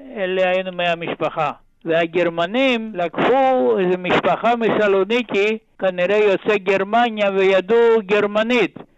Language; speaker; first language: Hebrew; non-native, fluent; Ladino